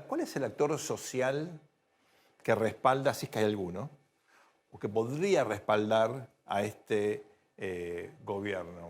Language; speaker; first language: Spanish; native; Spanish